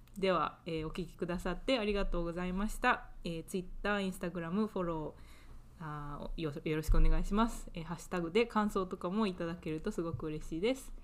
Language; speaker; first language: Japanese; native; Japanese